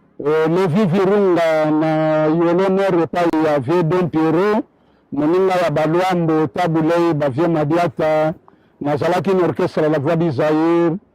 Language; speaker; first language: Lingala; native; Lingala